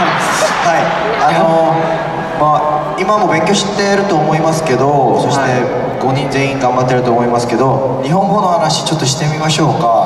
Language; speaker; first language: Japanese; non-native, fluent; Korean